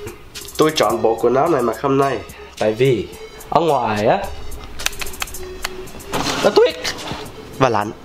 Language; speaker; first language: Vietnamese; early bilingual, heritage; Vietnamese